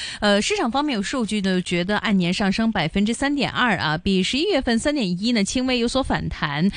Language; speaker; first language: Chinese; non-native, local second language; Cantonese